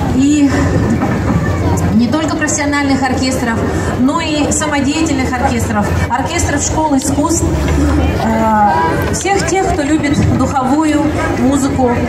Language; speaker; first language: Russian; native; Russian